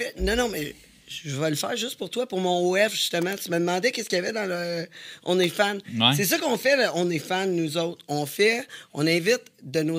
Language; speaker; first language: French; native; French